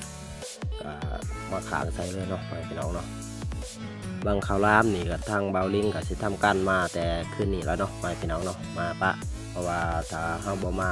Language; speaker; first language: Thai; non-native, local second language; Lao